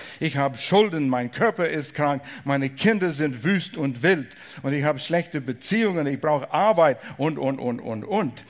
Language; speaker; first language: German; non-native, fluent; English